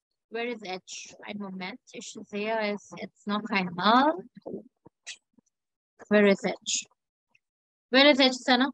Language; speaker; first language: English; non-native, local second language; Hindi